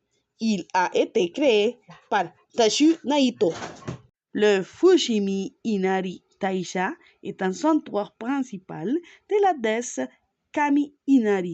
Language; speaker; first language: French; non-native, learner; Spanish